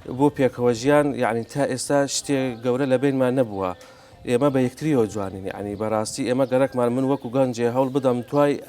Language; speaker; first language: Central Kurdish; non-native, local second language; Turkish